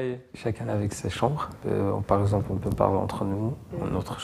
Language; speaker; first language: French; non-native, learner; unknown